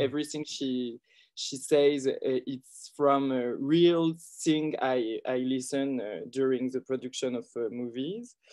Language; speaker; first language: English; non-native, learner; French